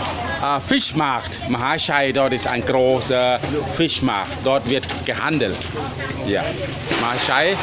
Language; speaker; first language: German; non-native, learner; Thai